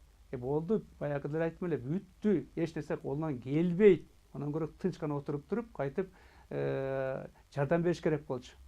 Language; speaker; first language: Kyrgyz; native; Kyrgyz